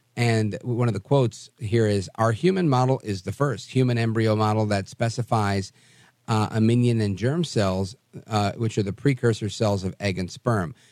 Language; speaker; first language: English; native; English